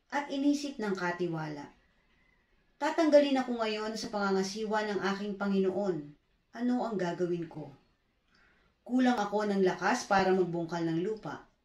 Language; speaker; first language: Filipino; native; Filipino